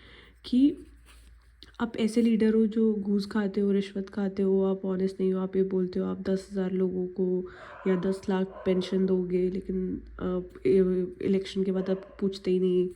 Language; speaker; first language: Hindi; native; Hindi